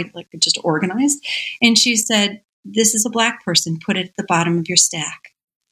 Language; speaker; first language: English; native; English